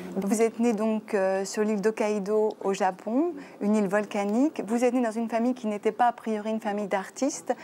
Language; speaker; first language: French; native; French